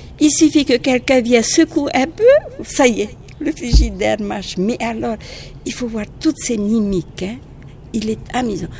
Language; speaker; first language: French; non-native, local second language; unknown